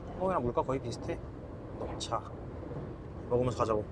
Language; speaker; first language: Korean; native; Korean